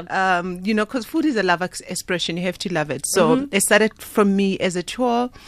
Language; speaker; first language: English; non-native, local second language; Southern Sotho